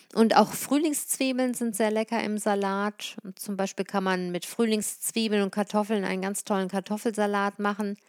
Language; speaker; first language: German; native; German